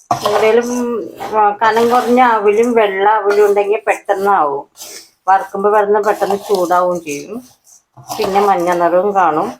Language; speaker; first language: Malayalam; non-native, learner; Kannada